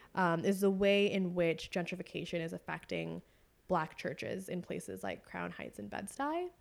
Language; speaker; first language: English; native; English